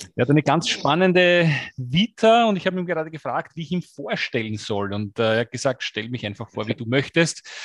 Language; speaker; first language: German; native; German